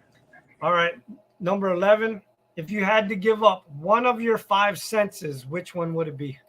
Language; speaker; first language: English; native; English